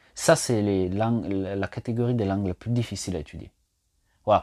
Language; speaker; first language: French; non-native, fluent; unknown